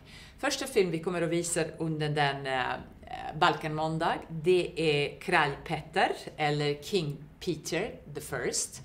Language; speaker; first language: Swedish; non-native, fluent; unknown